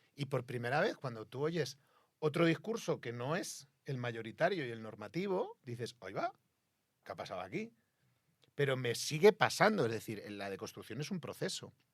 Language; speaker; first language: Spanish; native; Spanish